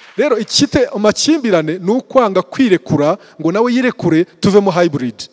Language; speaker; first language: Kinyarwanda; early bilingual, heritage; Kinyarwanda